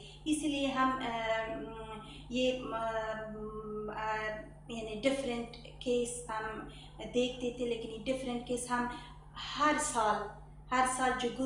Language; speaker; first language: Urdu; non-native, learner; Persian